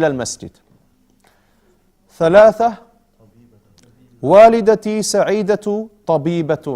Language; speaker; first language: Arabic; non-native, fluent; English